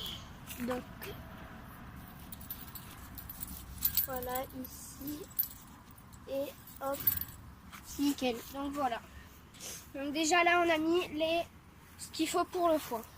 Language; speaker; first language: French; native; French